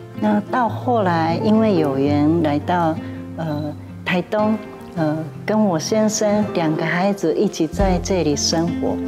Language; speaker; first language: Chinese; non-native, fluent; Japanese